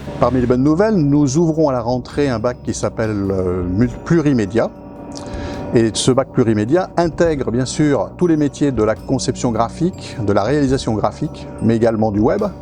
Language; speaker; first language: French; native; French